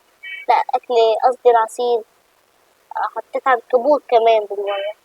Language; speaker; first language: Arabic; native; Arabic